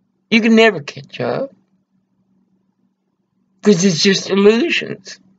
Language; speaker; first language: English; early bilingual, other home language; Spanish